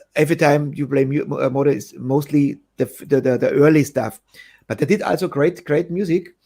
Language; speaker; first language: English; non-native, fluent; German